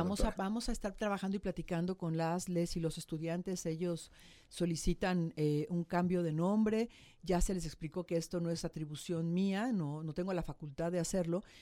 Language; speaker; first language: Spanish; native; Spanish